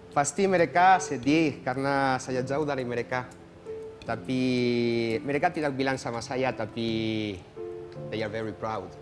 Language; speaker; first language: Indonesian; non-native, fluent; Catalan